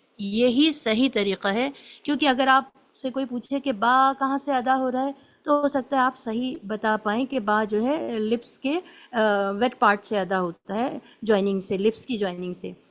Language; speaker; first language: Urdu; native; Urdu